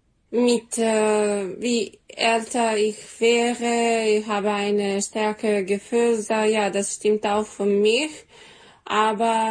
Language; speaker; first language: German; non-native, learner; Serbian